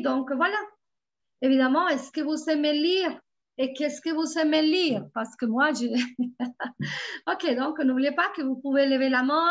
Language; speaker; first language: French; non-native, fluent; Spanish